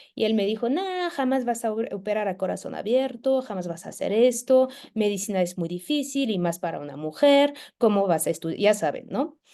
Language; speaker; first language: Spanish; non-native, fluent; French